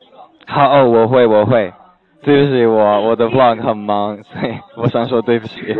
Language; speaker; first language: Chinese; non-native, learner; English